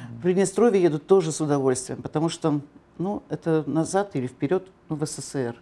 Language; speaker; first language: Russian; native; Russian